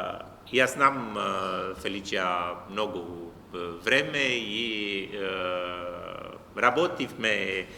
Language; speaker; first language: Macedonian; non-native, learner; Romanian